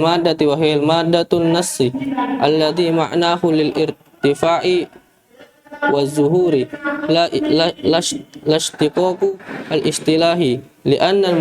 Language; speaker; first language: Arabic; non-native, learner; Indonesian